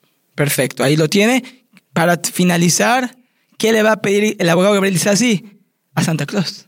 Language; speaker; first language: Spanish; native; Spanish